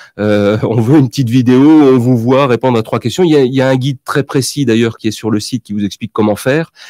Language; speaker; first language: French; native; French